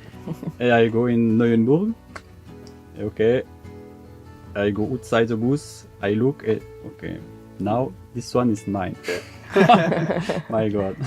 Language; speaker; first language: English; non-native, learner; French